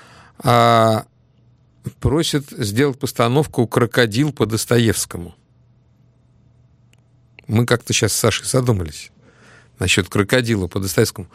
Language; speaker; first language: Russian; native; Russian